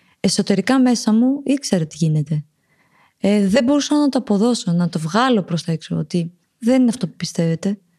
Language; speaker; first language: Greek; early bilingual, other home language; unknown